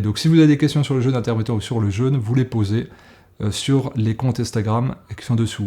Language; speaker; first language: French; native; French